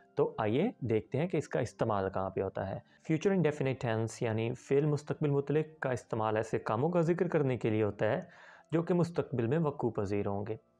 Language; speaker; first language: Urdu; native; Urdu